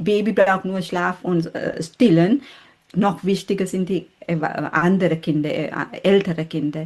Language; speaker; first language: German; non-native, fluent; Sinhala